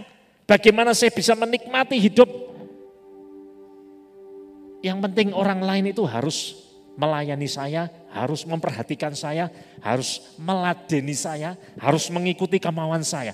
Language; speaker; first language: Indonesian; native; Indonesian